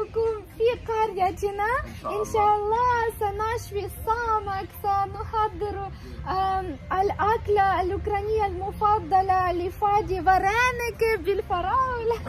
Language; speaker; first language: Arabic; non-native, fluent; Ukrainian